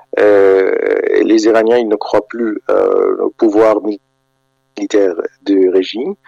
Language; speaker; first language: French; non-native, fluent; Persian